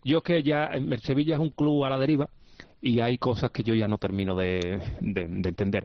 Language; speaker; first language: Spanish; native; Spanish